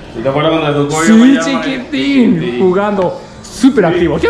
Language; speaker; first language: Spanish; non-native, learner; Japanese